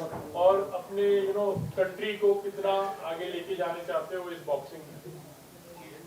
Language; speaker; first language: Hindi; native; Hindi